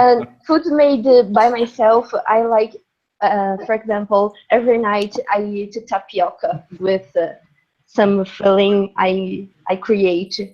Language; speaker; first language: English; non-native, learner; Portuguese